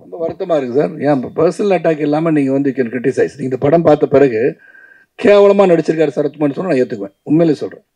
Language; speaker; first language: Tamil; native; Tamil